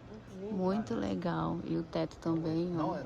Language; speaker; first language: Portuguese; native; Portuguese